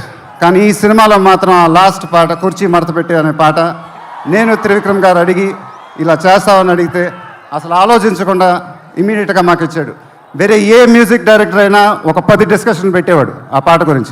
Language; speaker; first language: Telugu; native; Telugu